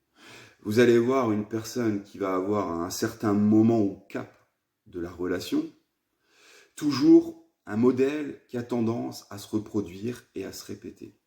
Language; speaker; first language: French; native; French